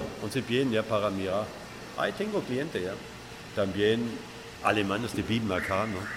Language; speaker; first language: Spanish; non-native, fluent; German